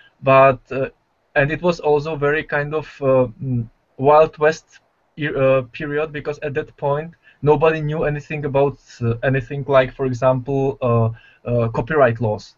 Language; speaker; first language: English; non-native, fluent; Czech